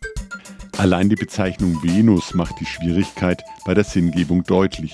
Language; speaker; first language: German; native; German